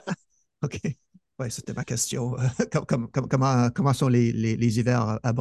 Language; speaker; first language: French; non-native, fluent; English